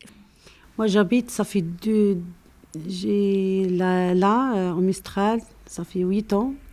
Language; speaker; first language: French; non-native, learner; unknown